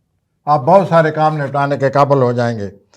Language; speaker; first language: Urdu; native; Urdu